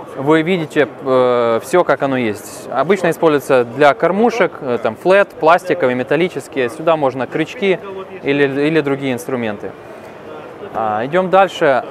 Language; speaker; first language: Russian; native; Russian